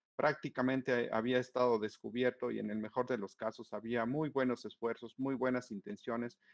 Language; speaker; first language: Spanish; native; Spanish